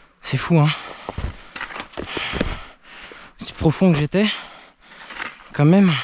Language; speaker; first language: French; native; French